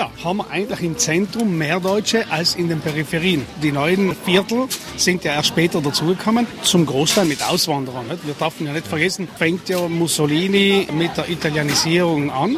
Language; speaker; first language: German; native; German